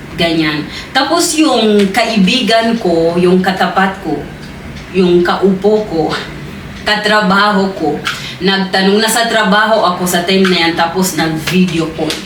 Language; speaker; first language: Filipino; non-native, fluent; Swahili